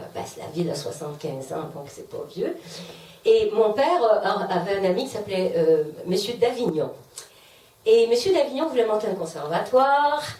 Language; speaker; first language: French; native; French